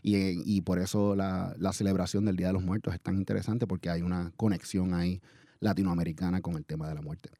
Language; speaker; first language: Spanish; native; Spanish